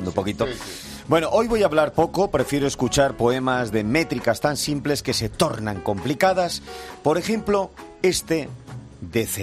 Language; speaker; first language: Spanish; native; Spanish